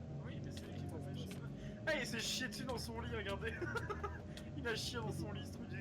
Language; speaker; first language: French; native; French